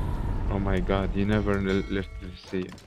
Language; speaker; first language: English; non-native, learner; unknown